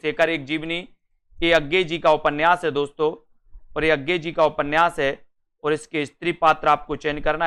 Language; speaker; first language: Hindi; native; Hindi